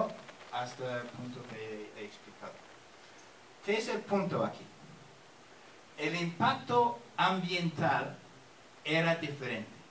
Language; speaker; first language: Spanish; non-native, fluent; English